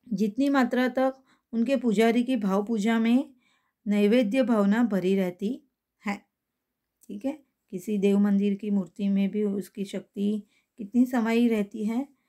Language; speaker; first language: Hindi; non-native, local second language; Gujarati